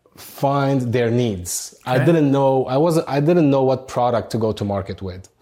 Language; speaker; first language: English; non-native, fluent; Arabic